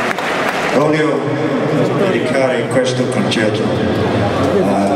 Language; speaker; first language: Italian; non-native, learner; English